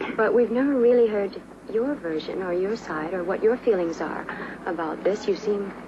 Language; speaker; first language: English; native; English